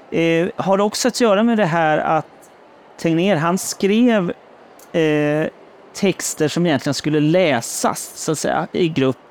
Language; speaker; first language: Swedish; native; Swedish